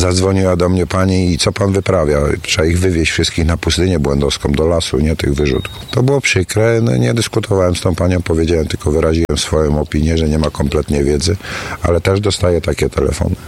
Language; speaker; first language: Polish; native; Polish